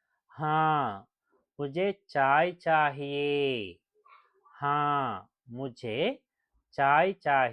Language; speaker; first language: Hindi; non-native, local second language; Telugu